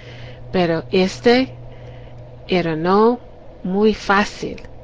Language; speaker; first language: Spanish; non-native, learner; English